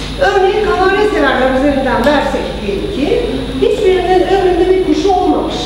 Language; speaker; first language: Turkish; early bilingual, heritage; Turkish